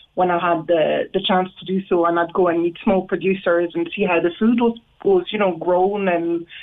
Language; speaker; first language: English; non-native, fluent; French